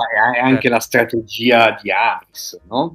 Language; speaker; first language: Italian; native; Italian